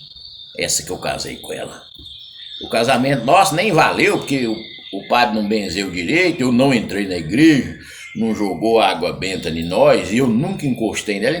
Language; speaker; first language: Portuguese; native; Portuguese